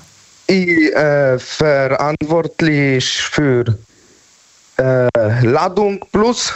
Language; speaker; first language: German; non-native, learner; Polish